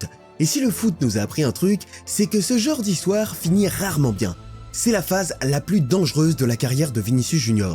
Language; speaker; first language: French; native; French